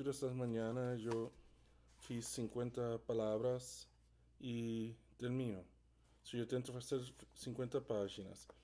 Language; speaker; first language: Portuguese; non-native, learner; English